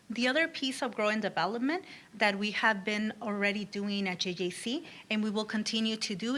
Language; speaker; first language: English; early bilingual, other home language; Spanish